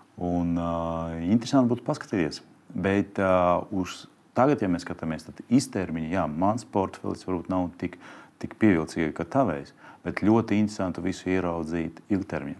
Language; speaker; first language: Latvian; non-native, local second language; Russian